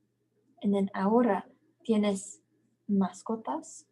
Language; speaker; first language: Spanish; non-native, fluent; English